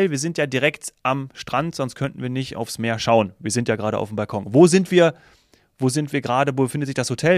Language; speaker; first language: German; native; German